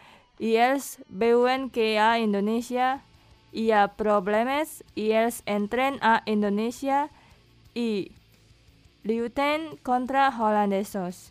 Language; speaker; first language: Catalan; non-native, learner; Indonesian